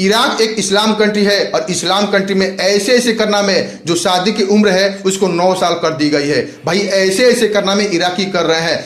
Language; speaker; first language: Hindi; native; Hindi